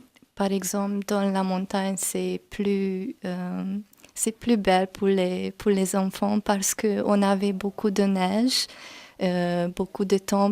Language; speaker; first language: French; non-native, learner; Hungarian